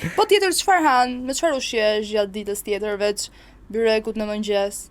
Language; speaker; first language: Albanian; native; Albanian